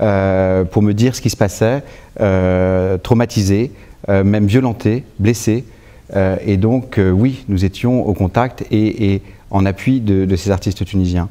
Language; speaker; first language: French; native; French